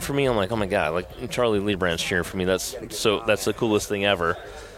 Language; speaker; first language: English; native; English